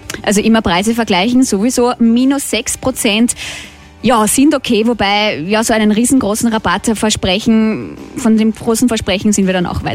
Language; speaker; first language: German; native; German